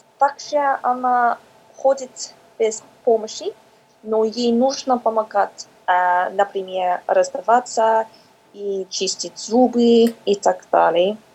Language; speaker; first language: Russian; non-native, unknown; English